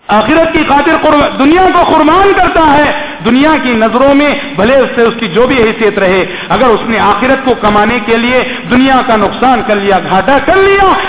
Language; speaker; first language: Urdu; native; Urdu